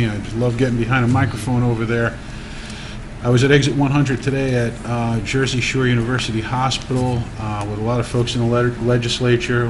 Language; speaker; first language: English; early bilingual, other home language; Italian